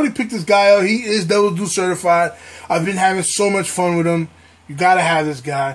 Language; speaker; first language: English; native; English